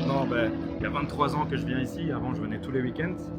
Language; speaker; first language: French; native; French